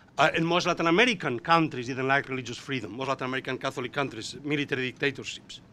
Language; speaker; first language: English; non-native, fluent; Spanish